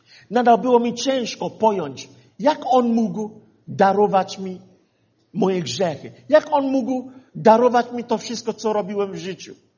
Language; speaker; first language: Polish; non-native, fluent; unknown